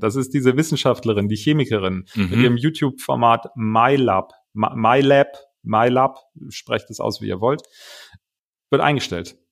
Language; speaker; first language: German; native; German